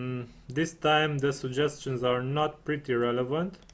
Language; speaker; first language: English; non-native, fluent; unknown